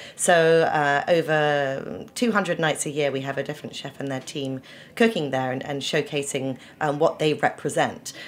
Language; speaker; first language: English; native; English